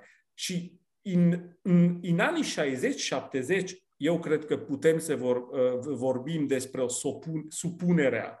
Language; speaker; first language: Romanian; non-native, fluent; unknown